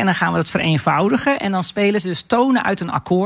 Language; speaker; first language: Dutch; native; Dutch